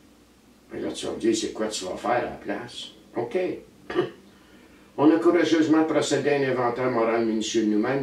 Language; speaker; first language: French; native; French